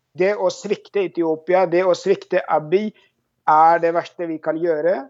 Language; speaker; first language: Norwegian; non-native, fluent; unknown